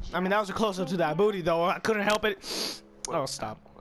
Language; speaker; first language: English; native; English